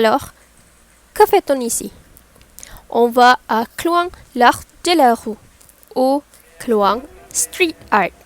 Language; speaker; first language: French; non-native, learner; Malay